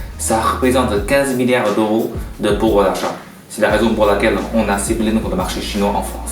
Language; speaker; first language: French; non-native, fluent; Chinese